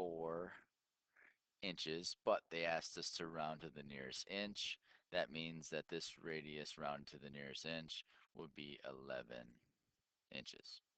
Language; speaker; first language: English; native; English